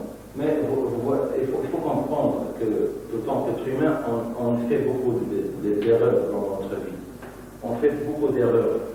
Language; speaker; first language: French; non-native, local second language; Arabic